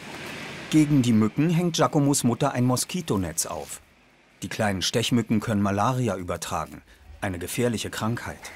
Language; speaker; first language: German; native; German